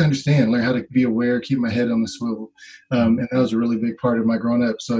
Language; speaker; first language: English; native; English